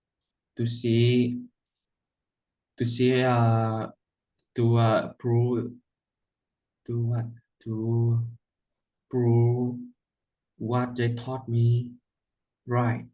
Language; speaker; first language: English; non-native, learner; Vietnamese